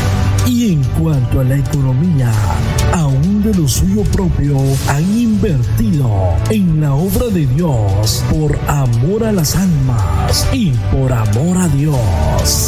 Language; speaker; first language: Spanish; native; Spanish